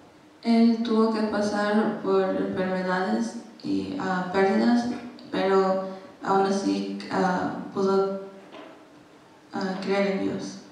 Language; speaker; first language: Spanish; non-native, learner; English